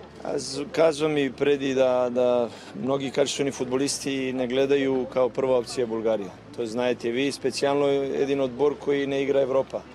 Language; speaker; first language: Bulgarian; non-native, learner; Macedonian